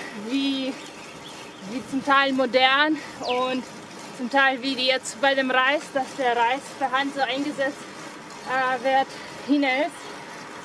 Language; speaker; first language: German; non-native, fluent; Russian